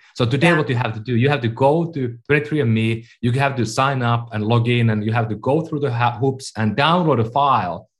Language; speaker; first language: English; non-native, fluent; Finnish